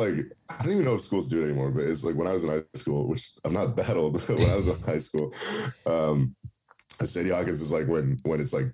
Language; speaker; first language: English; native; English